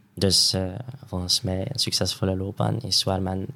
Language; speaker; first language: Dutch; non-native, fluent; Riffian